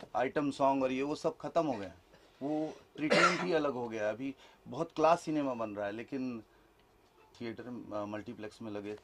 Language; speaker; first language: Hindi; native; Hindi